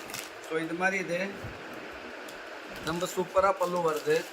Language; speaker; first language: Tamil; non-native, fluent; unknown